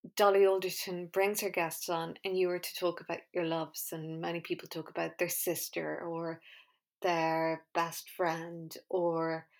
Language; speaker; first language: English; native; English